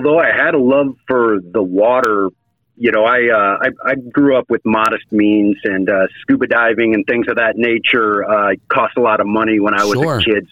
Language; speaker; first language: English; native; English